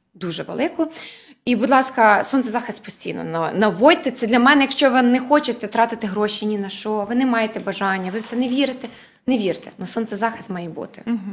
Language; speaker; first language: Ukrainian; native; Ukrainian